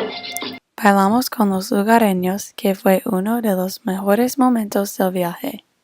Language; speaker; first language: Spanish; non-native, fluent; English